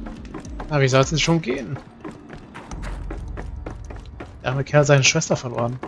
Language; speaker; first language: German; native; German